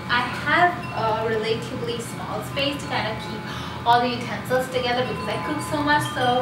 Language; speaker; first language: English; non-native, local second language; Hindi